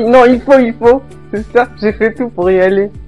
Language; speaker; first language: French; non-native, learner; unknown